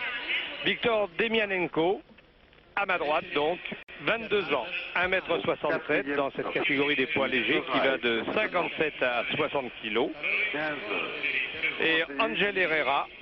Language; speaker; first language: French; native; French